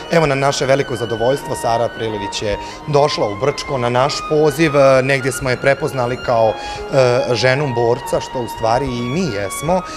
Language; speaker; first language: Bosnian; native; Bosnian